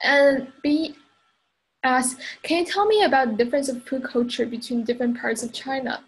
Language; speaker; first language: English; non-native, fluent; Chinese